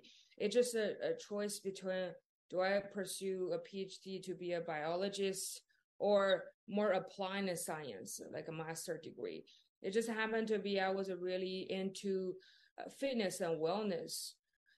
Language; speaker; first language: English; non-native, fluent; Chinese